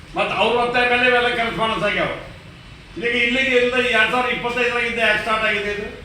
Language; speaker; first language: Kannada; native; Kannada